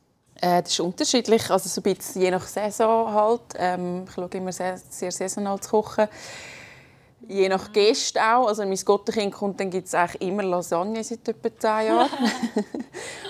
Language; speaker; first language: German; native; German